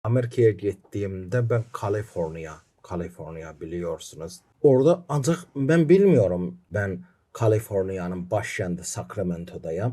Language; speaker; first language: Turkish; non-native, fluent; Azerbaijani